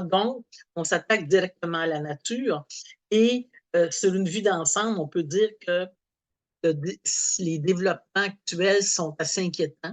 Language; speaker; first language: French; native; French